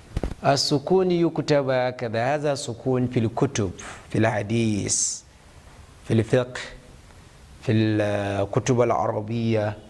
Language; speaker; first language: Arabic; non-native, fluent; Hausa